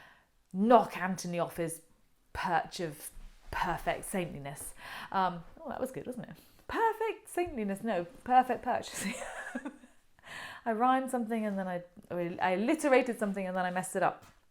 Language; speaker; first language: English; native; English